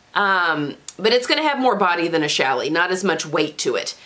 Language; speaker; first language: English; native; English